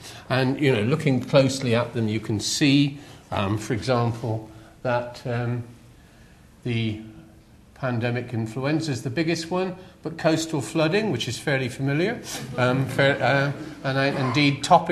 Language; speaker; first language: English; native; English